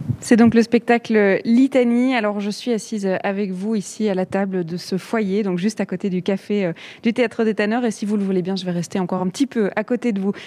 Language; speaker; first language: French; native; French